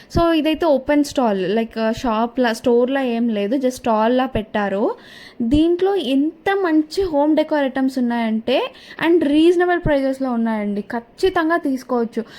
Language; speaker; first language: Telugu; non-native, local second language; Kannada